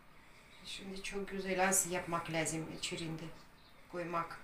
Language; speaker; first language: Turkish; non-native, learner; Russian